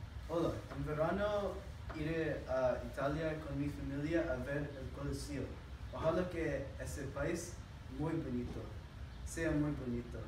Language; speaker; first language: Spanish; non-native, learner; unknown